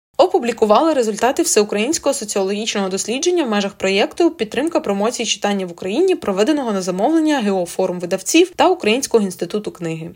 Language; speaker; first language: Ukrainian; native; Ukrainian